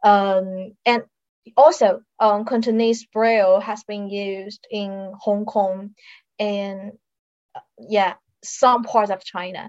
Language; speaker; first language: English; non-native, fluent; Chinese